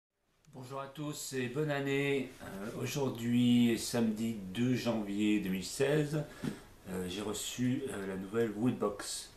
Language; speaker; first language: French; native; French